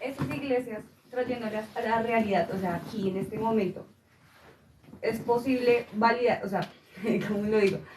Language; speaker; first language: Spanish; native; Spanish